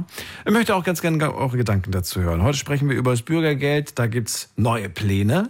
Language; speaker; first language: German; native; German